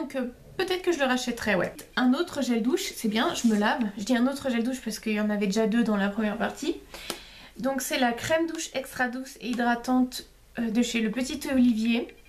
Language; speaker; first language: French; native; French